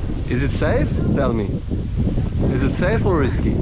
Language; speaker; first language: English; non-native, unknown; Polish